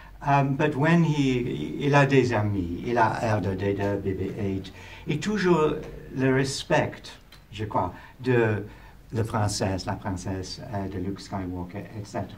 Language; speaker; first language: French; non-native, learner; English